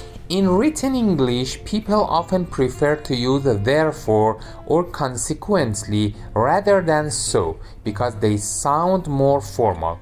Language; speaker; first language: English; non-native, fluent; Persian